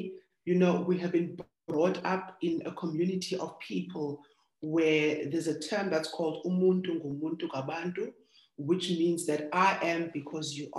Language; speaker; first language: English; non-native, local second language; Xhosa